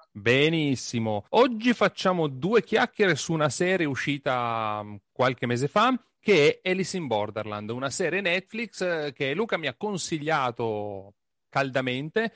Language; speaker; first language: Italian; native; Italian